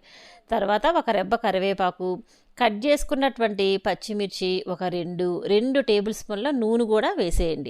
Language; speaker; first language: Telugu; native; Telugu